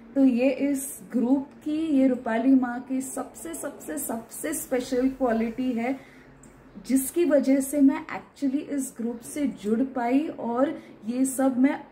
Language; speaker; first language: Hindi; non-native, local second language; Marathi